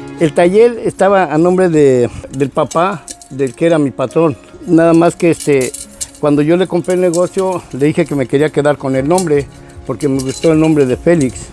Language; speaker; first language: Spanish; native; Spanish